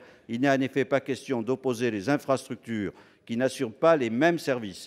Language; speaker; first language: French; native; French